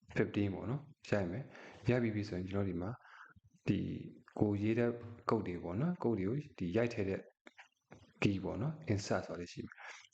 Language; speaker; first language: Burmese; native; Burmese